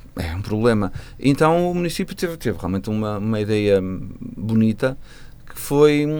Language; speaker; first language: Portuguese; native; Portuguese